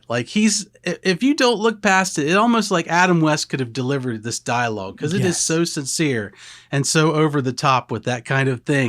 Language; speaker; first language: English; native; English